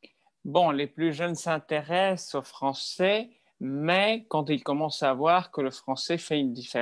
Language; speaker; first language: French; non-native, fluent; Spanish